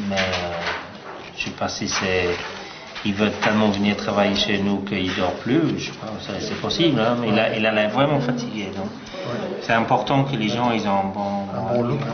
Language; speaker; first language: French; non-native, fluent; English